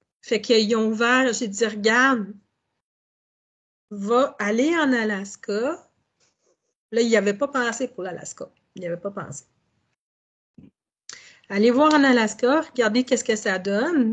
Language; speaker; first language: French; native; French